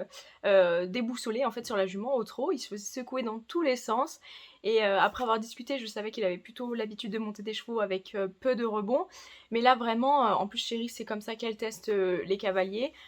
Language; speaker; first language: French; native; French